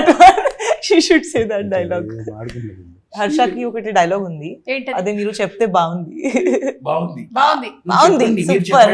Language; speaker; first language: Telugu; non-native, learner; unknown